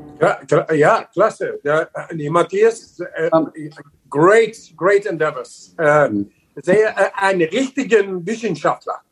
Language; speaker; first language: German; non-native, learner; Dutch